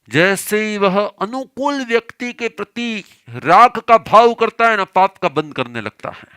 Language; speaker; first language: Hindi; non-native, local second language; Gujarati